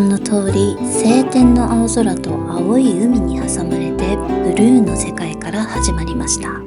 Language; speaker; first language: Japanese; native; Japanese